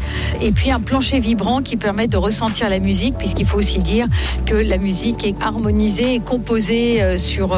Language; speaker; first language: French; native; French